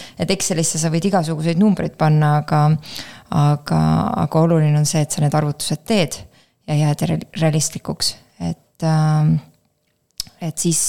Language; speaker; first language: Estonian; native; Estonian